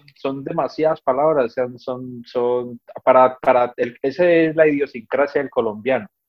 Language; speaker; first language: Spanish; native; Spanish